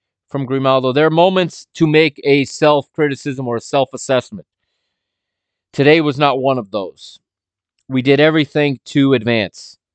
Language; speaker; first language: English; native; English